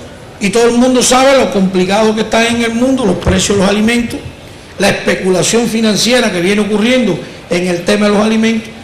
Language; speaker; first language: Spanish; native; Spanish